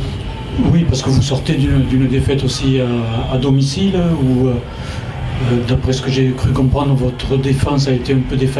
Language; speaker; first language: French; native; French